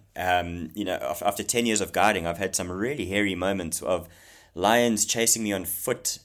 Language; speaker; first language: English; native; English